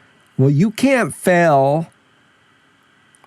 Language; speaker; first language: English; native; English